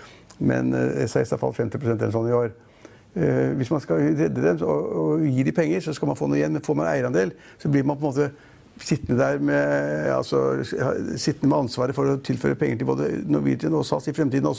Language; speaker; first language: Norwegian; native; Norwegian